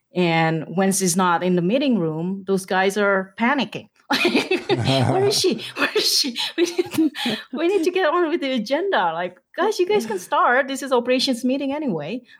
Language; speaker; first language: English; non-native, fluent; Indonesian